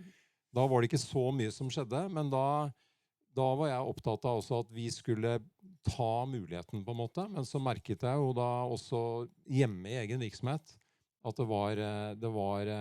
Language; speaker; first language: Norwegian; native; Norwegian